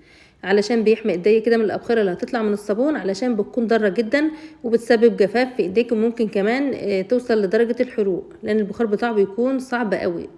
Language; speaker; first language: Arabic; native; Arabic